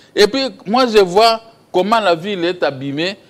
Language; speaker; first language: French; non-native, local second language; Lingala